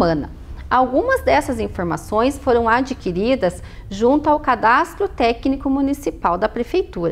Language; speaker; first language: Portuguese; native; Portuguese